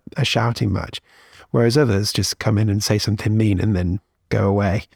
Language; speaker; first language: English; native; English